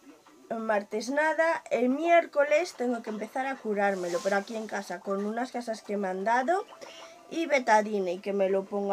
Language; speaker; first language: Spanish; native; Spanish